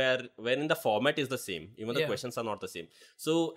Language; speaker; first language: English; non-native, local second language; Kannada